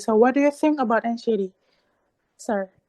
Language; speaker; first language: English; non-native, learner; Indonesian